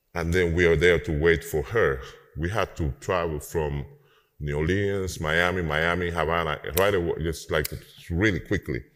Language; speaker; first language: English; non-native, fluent; Spanish